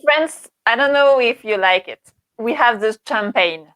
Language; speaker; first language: English; non-native, learner; French